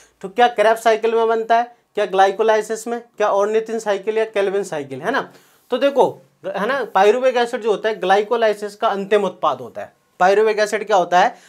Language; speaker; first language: Hindi; native; Hindi